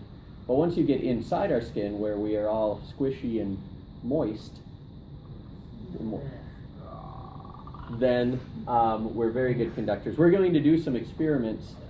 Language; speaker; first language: English; native; English